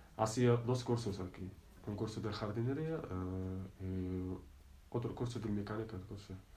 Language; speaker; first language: Spanish; non-native, learner; Arabic